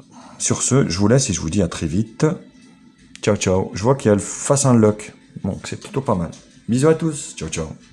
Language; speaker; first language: French; native; French